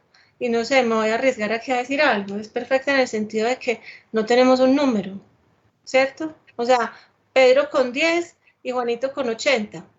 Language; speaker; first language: Spanish; native; Spanish